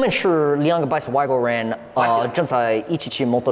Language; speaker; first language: Chinese; non-native, learner; English